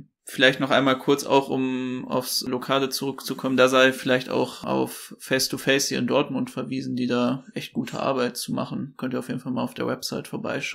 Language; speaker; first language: German; native; German